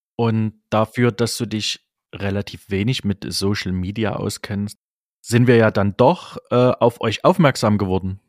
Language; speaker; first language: German; native; German